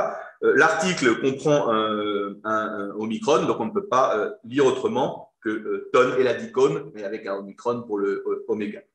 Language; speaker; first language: French; native; French